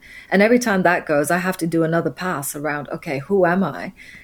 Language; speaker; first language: English; native; English